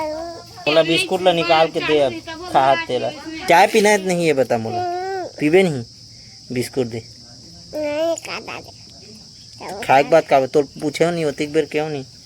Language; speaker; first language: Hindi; non-native, local second language; Chhattisgarhi